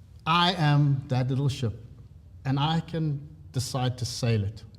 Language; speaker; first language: English; native; English